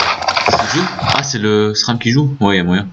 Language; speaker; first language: French; native; French